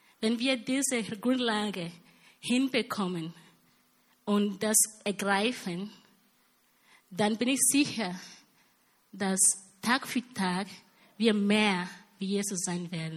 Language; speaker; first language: German; non-native, learner; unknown